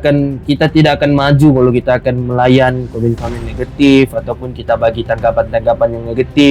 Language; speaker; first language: Malay; native; Malay